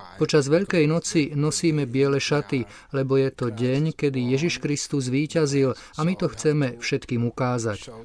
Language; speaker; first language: Slovak; native; Slovak